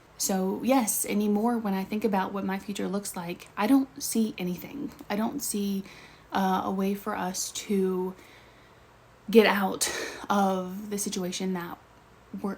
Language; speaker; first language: English; native; English